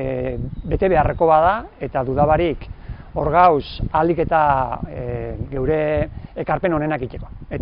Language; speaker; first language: Basque; native; Basque